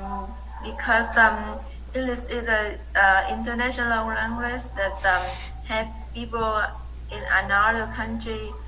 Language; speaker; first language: English; non-native, learner; Vietnamese